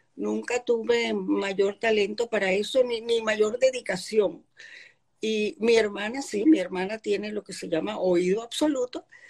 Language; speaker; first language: Spanish; early bilingual, other home language; Polish